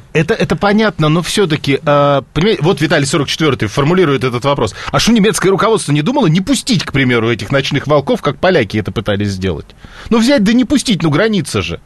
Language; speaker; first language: Russian; native; Russian